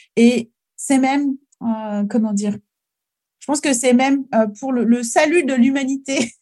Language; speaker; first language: French; native; French